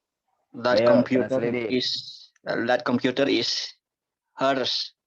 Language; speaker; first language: English; non-native, learner; Indonesian